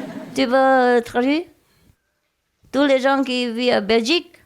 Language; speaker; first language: French; non-native, learner; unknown